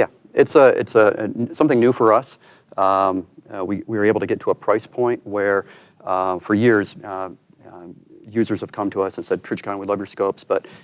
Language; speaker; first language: English; native; English